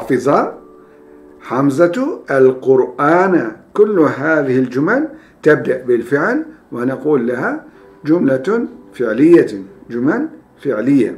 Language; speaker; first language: Arabic; non-native, fluent; Turkish